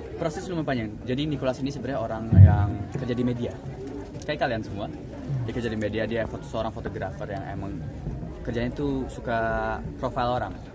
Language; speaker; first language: Indonesian; native; Indonesian